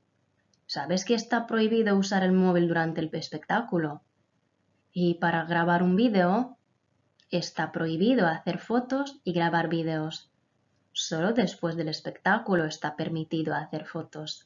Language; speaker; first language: Spanish; non-native, fluent; Croatian